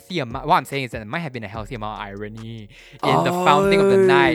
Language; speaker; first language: English; native; English